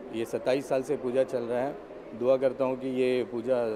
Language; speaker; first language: Hindi; native; Hindi